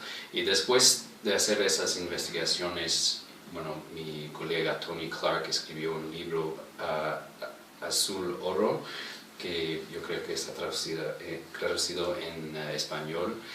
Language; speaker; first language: Spanish; non-native, fluent; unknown